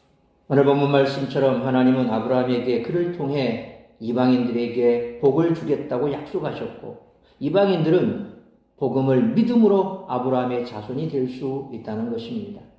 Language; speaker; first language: Korean; native; Korean